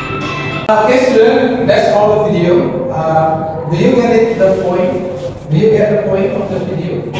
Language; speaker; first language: English; non-native, learner; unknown